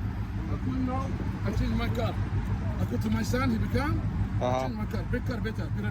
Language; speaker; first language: English; non-native, learner; Arabic